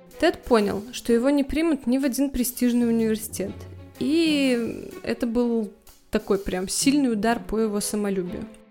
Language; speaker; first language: Russian; native; Russian